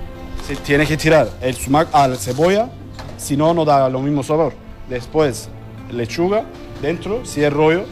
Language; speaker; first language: Spanish; non-native, learner; Turkish